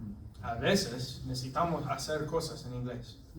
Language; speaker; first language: Spanish; non-native, learner; English